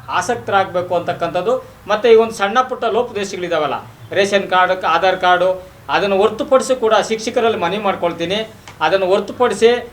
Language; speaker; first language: Kannada; native; Kannada